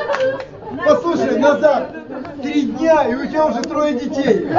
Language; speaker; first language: Russian; native; Russian